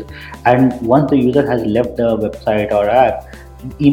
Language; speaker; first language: English; non-native, local second language; Hindi